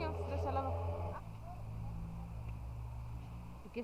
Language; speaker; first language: Spanish; native; Spanish